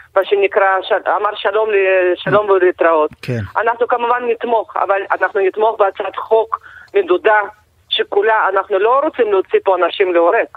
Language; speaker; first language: Hebrew; non-native, fluent; Russian